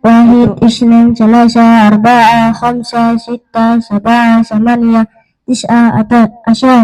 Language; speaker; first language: Arabic; non-native, learner; Indonesian